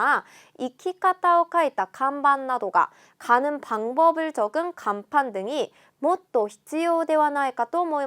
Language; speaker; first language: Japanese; non-native, fluent; Korean